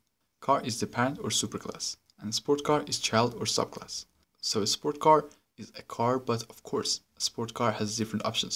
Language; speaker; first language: English; non-native, fluent; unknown